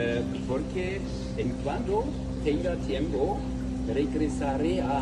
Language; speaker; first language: Spanish; non-native, learner; German